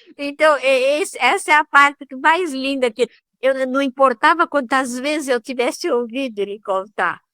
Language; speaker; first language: Portuguese; early bilingual, other home language; Italian